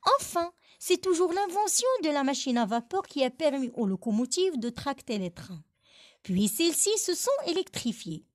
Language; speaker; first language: French; non-native, local second language; Arabic